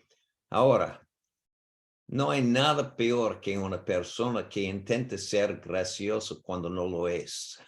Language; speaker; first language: Spanish; non-native, learner; English